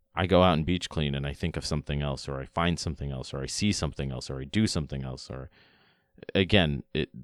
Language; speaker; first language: English; native; English